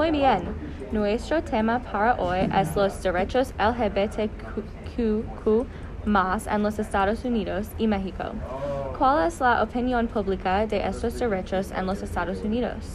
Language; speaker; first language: Spanish; non-native, learner; English